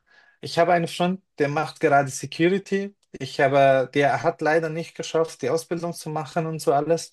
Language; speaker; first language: German; non-native, fluent; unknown